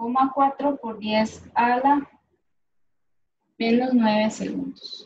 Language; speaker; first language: Spanish; native; Spanish